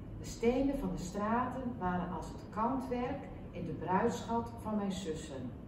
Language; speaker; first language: Dutch; non-native, local second language; Western Frisian